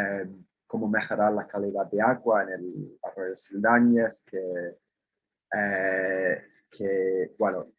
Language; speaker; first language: Spanish; non-native, fluent; English